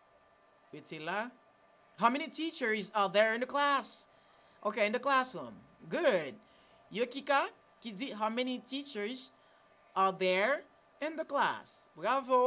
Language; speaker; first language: English; non-native, fluent; Haitian Creole